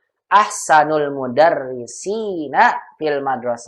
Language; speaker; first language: Arabic; non-native, fluent; Indonesian